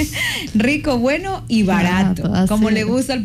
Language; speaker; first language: Spanish; native; Spanish